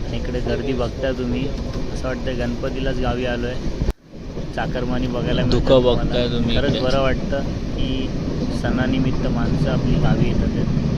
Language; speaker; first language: Marathi; native; Marathi